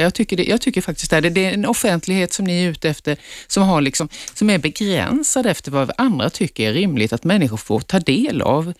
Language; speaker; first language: Swedish; native; Swedish